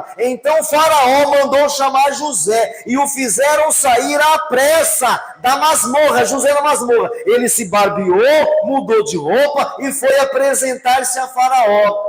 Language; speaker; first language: Portuguese; native; Portuguese